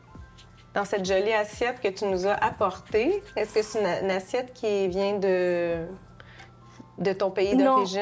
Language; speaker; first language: French; native; French